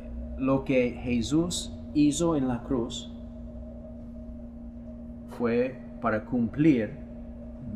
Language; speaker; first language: Spanish; non-native, fluent; English